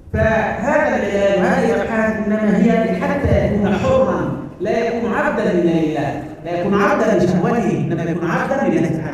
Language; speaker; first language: Arabic; native; Arabic